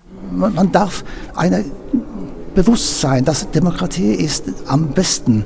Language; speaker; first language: German; non-native, learner; Norwegian